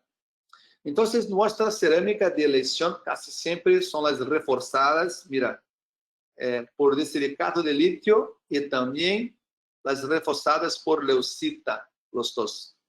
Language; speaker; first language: Spanish; non-native, learner; Portuguese